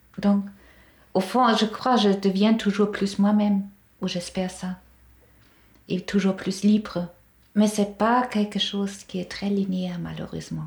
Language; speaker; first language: French; non-native, fluent; German